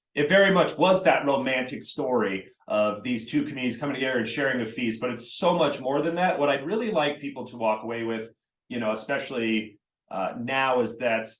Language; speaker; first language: English; native; English